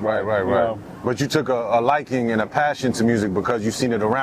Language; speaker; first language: English; native; English